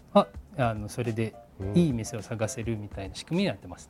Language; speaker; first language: Japanese; non-native, fluent; Filipino